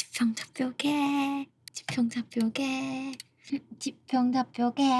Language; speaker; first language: Korean; native; Korean